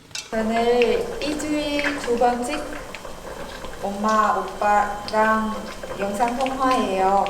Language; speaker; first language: Korean; non-native, learner; Vietnamese